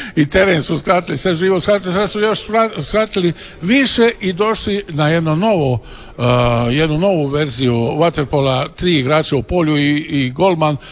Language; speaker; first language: Croatian; native; Croatian